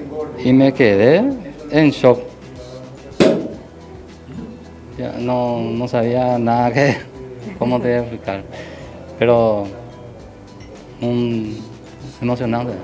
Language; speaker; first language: Spanish; non-native, local second language; Guarani